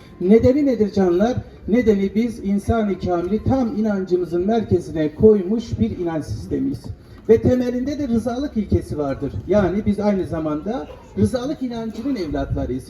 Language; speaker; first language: Turkish; non-native, local second language; Zaza